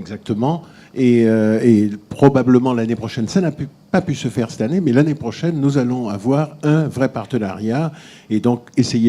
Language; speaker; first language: French; native; French